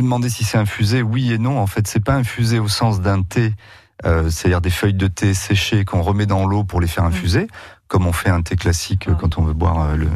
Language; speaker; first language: French; native; French